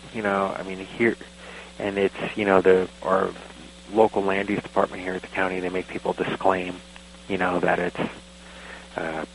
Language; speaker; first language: English; native; English